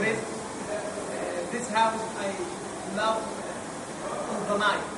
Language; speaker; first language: English; non-native, learner; Arabic